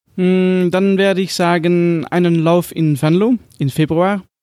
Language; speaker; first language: German; non-native, learner; Dutch